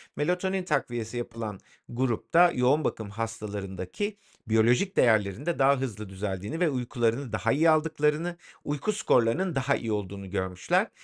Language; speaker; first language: Turkish; native; Turkish